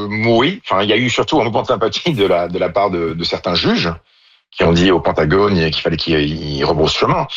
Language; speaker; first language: French; native; French